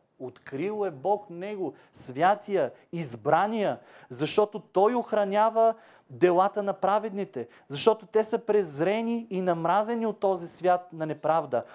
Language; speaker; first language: Bulgarian; native; Bulgarian